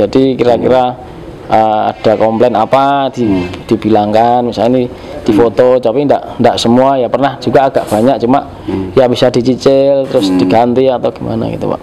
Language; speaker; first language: Indonesian; native; Indonesian